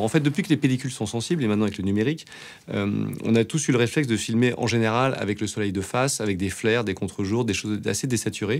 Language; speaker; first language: French; native; French